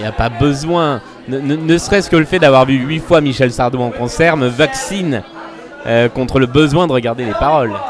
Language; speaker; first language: French; native; French